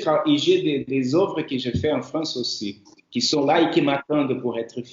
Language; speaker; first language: French; non-native, fluent; Portuguese